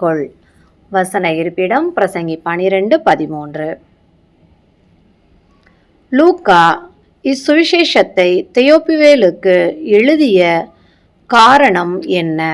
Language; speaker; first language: Tamil; native; Tamil